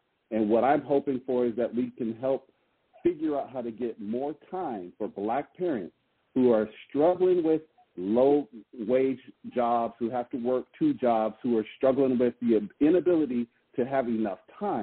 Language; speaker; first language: English; native; English